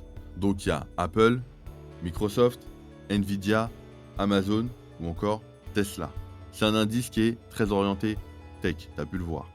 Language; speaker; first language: French; native; French